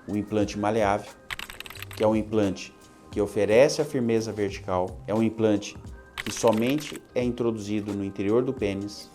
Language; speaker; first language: Portuguese; native; Portuguese